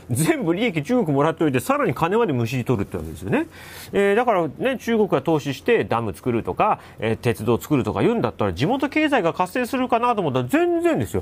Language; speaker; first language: Japanese; native; Japanese